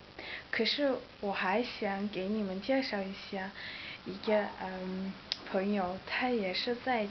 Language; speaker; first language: Chinese; non-native, learner; Dutch